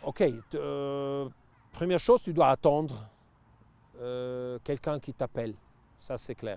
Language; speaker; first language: French; non-native, local second language; Italian